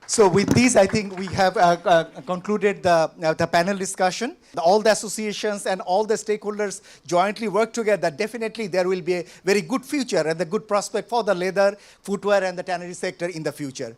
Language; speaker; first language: English; non-native, local second language; Bangla